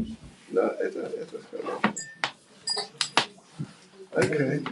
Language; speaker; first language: Russian; non-native, learner; English